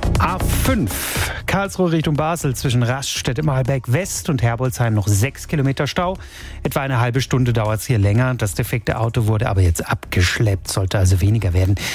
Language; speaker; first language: German; native; German